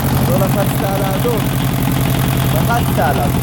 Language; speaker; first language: Hebrew; native; Hebrew